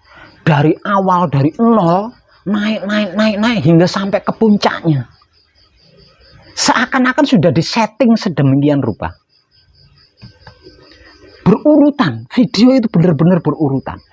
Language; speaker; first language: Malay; non-native, local second language; Javanese